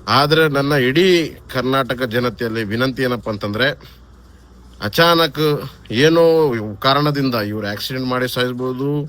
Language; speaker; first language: Kannada; non-native, local second language; Lambadi